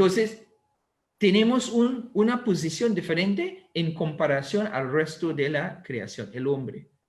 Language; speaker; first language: Spanish; non-native, learner; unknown